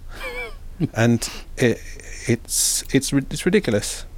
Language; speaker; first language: English; native; English